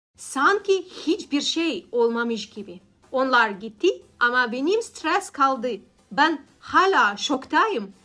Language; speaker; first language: Turkish; non-native, learner; Russian